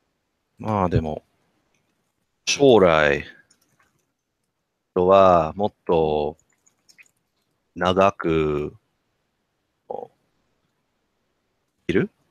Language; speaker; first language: Japanese; non-native, learner; English